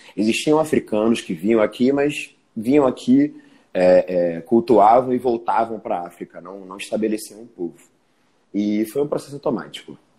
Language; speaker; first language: Portuguese; early bilingual, other home language; Spanish